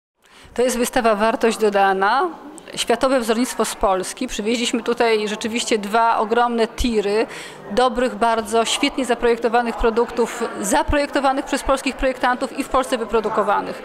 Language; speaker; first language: Polish; native; Polish